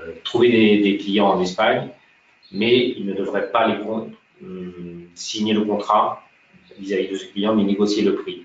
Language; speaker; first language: French; native; French